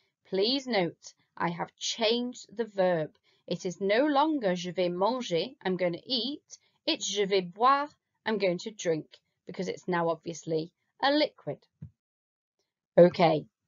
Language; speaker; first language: English; native; English